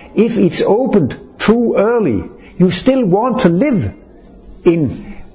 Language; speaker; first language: English; non-native, fluent; Danish